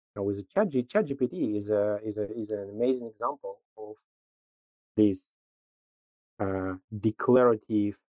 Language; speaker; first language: English; non-native, fluent; Russian